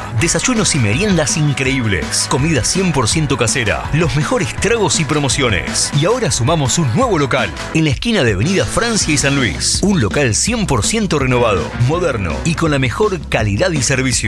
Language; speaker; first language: Spanish; native; Spanish